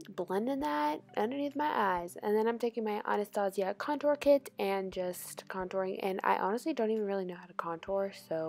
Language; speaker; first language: English; native; English